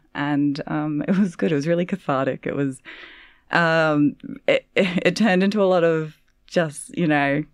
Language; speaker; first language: English; native; English